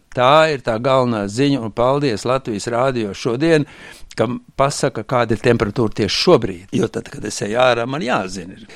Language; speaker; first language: Latvian; native; Latvian